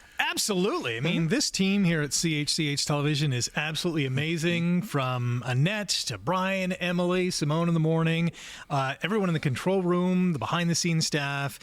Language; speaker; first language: English; native; English